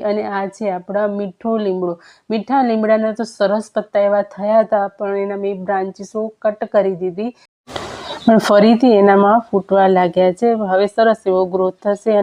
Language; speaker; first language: Gujarati; non-native, local second language; Kachhi